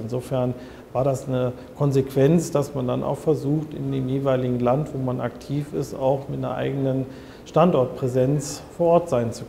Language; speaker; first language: German; native; German